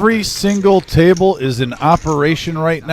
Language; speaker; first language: English; native; English